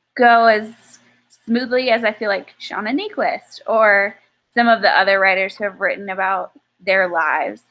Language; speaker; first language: English; native; English